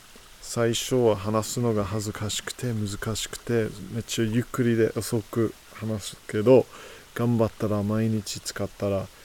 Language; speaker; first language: Japanese; non-native, fluent; English